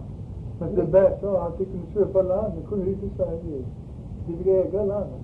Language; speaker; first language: Swedish; early bilingual, heritage; Swedish